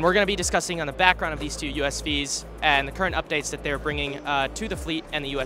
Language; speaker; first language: English; native; English